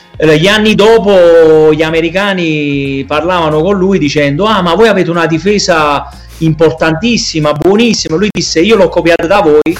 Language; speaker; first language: Italian; native; Italian